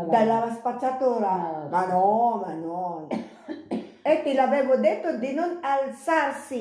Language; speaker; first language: Italian; non-native, learner; Filipino